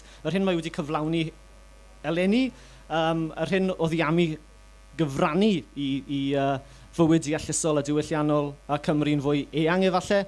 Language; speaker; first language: Welsh; native; Welsh